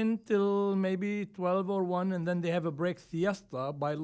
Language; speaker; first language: English; non-native, fluent; Greek